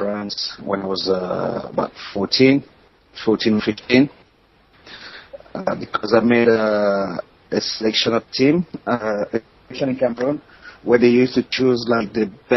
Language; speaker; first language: English; non-native, local second language; French